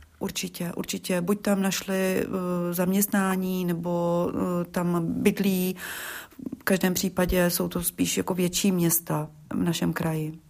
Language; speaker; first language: Czech; native; Czech